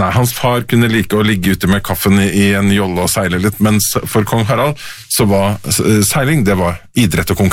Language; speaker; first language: Norwegian; native; Norwegian